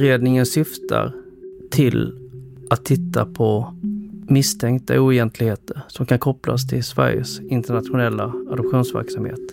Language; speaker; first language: Swedish; early bilingual, other home language; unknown